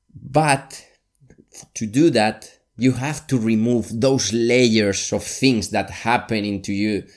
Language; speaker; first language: English; non-native, fluent; Spanish